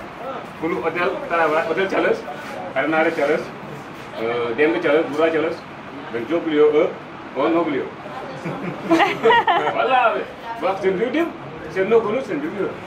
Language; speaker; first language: Turkish; non-native, learner; French